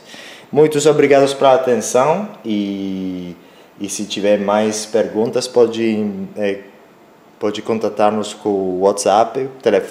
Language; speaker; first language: Portuguese; non-native, learner; Spanish